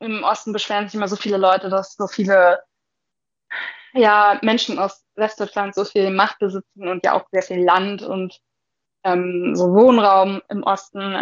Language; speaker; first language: German; native; German